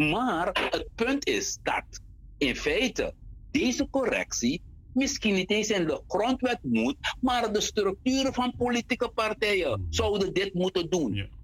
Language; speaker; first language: Dutch; native; Dutch